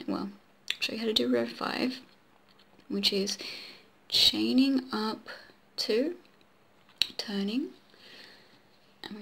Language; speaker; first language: English; native; English